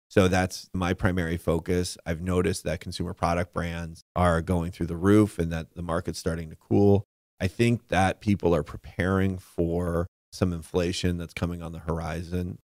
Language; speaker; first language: English; native; English